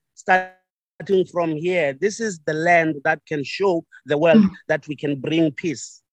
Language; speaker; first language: English; non-native, local second language; Venda